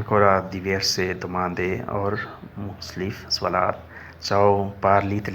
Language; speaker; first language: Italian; non-native, learner; Urdu